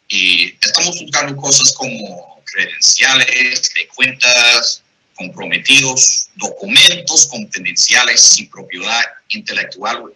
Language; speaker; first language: Spanish; non-native, fluent; English